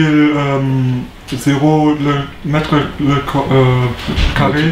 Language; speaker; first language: French; non-native, learner; German